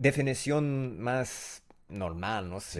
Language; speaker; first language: Spanish; non-native, learner; English